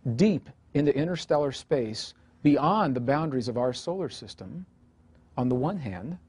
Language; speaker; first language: English; native; English